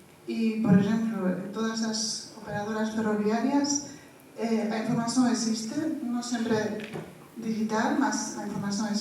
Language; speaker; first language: Portuguese; non-native, fluent; Spanish